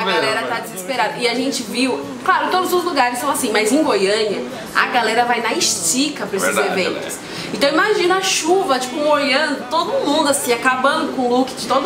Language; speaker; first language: Portuguese; native; Portuguese